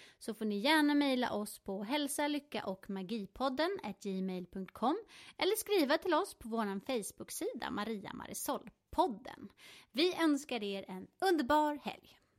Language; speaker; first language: Swedish; native; Swedish